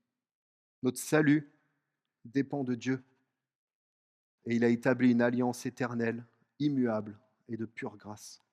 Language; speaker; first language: French; native; French